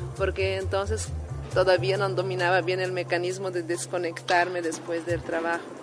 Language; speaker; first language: Spanish; non-native, fluent; Portuguese